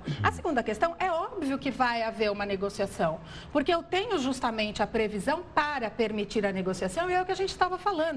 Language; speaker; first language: Portuguese; native; Portuguese